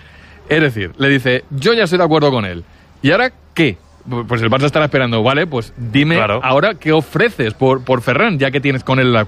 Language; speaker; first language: Spanish; native; Spanish